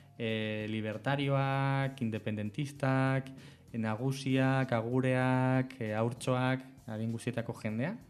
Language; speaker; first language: Basque; non-native, local second language; Spanish